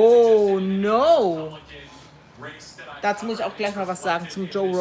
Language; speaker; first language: German; native; German